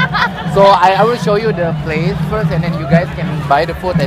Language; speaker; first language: English; non-native, learner; Indonesian